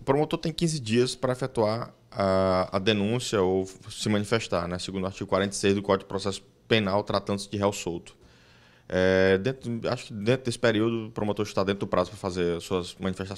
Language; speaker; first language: Portuguese; native; Portuguese